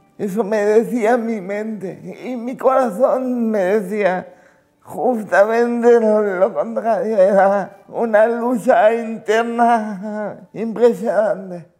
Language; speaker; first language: Spanish; early bilingual, heritage; Spanish